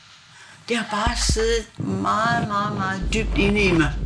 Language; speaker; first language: Danish; non-native, local second language; Kalaallisut